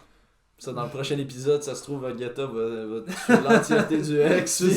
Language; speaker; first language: French; native; French